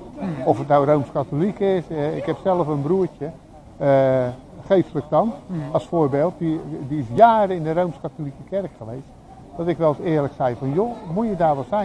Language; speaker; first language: Dutch; native; Dutch